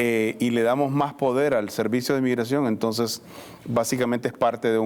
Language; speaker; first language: Spanish; native; Spanish